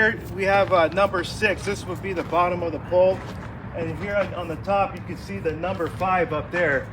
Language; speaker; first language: English; native; English